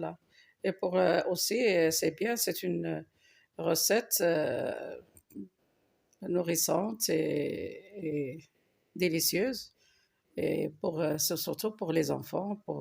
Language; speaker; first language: French; non-native, local second language; Arabic